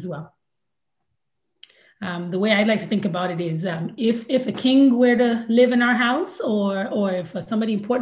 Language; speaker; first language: English; non-native, local second language; Yoruba